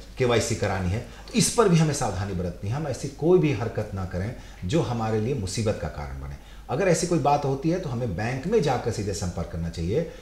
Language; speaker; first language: Hindi; native; Hindi